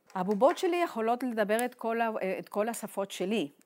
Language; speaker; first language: Hebrew; non-native, fluent; Spanish